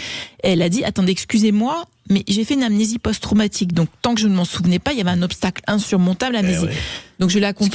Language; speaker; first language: French; native; French